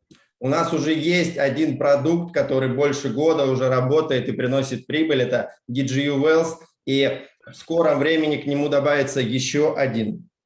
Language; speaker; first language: Russian; native; Russian